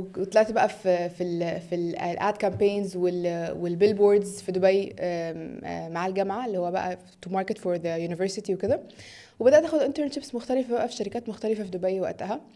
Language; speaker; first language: Egyptian Arabic; early bilingual, heritage; Arabic